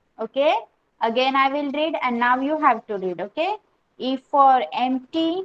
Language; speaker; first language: English; non-native, local second language; Marathi